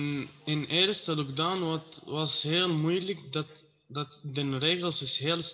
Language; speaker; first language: Dutch; non-native, learner; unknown